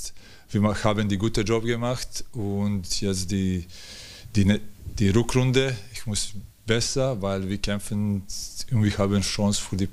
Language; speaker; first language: German; non-native, learner; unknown